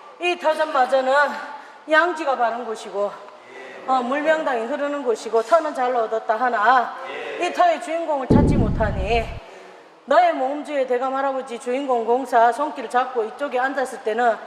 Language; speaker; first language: Korean; native; Korean